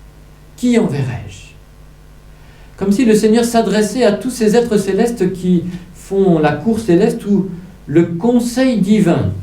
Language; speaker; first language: French; native; French